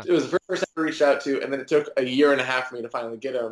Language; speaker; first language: English; native; English